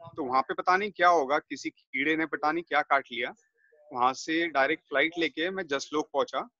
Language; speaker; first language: Hindi; native; Hindi